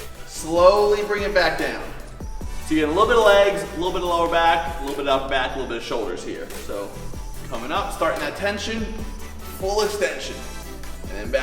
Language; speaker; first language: English; native; English